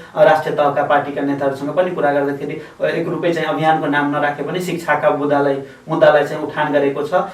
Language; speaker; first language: Nepali; non-native, local second language; Maithili